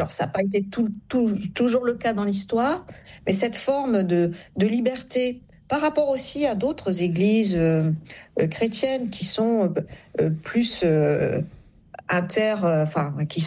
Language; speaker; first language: French; native; French